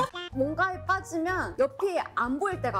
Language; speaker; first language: Korean; native; Korean